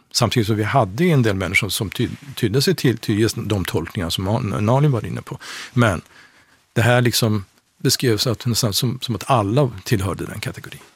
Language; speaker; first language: Swedish; non-native, fluent; Persian